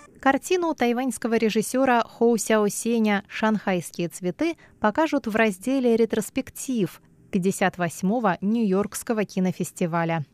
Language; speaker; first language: Russian; non-native, fluent; Chinese